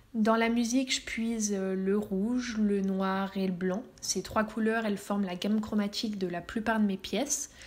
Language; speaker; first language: French; native; French